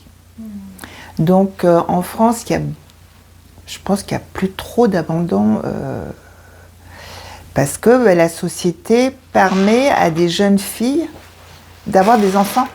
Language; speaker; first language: French; early bilingual, other home language; Korean